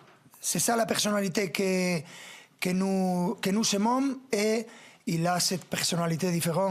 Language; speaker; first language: French; non-native, fluent; Spanish